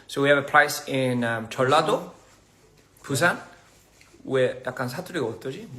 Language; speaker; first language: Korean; early bilingual, heritage; English